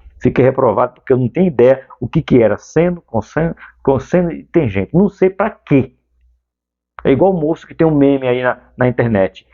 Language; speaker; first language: Portuguese; native; Portuguese